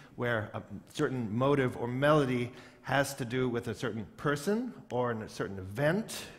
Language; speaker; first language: English; native; English